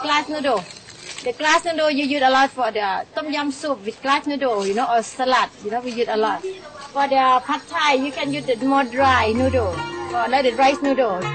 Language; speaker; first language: English; non-native, learner; Thai